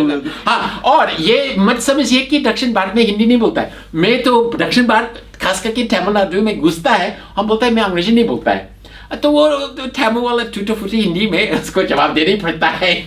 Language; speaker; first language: Hindi; non-native, fluent; English